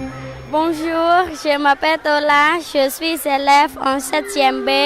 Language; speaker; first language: French; non-native, learner; Khmer